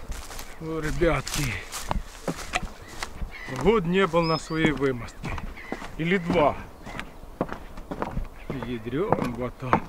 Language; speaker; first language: Russian; native; Russian